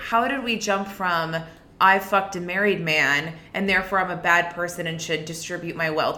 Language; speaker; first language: English; native; English